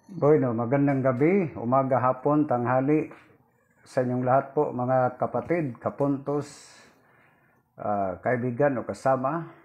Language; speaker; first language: Filipino; non-native, local second language; Cebuano